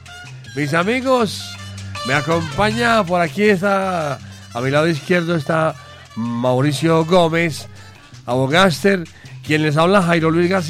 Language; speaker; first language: Spanish; native; Spanish